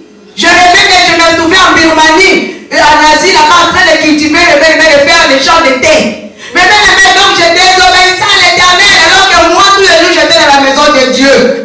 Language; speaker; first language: French; non-native, local second language; Lingala